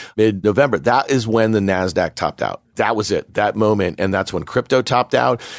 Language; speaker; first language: English; native; English